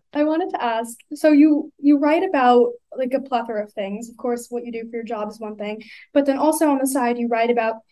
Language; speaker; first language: English; native; English